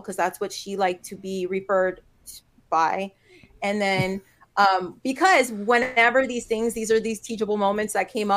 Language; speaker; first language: English; native; English